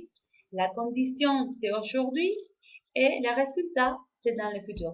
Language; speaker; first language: French; non-native, fluent; Spanish